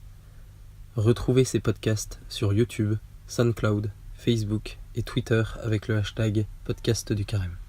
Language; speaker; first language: French; native; French